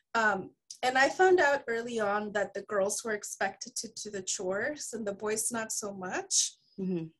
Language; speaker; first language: English; early bilingual, other home language; Spanish